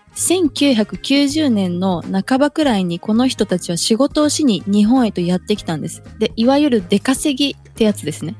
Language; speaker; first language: Japanese; early bilingual, other home language; Portuguese